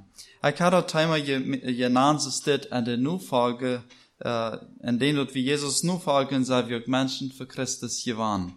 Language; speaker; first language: German; non-native, learner; Plautdietsch